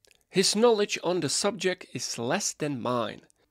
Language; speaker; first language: English; non-native, fluent; Czech